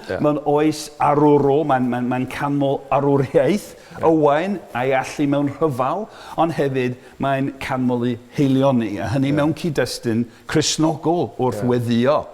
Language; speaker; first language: Welsh; native; Welsh